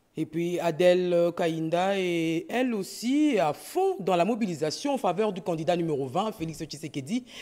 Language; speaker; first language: French; non-native, local second language; Lingala